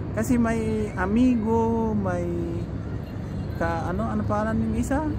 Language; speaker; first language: Filipino; non-native, learner; Persian